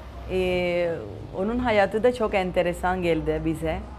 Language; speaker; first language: Turkish; non-native, fluent; Spanish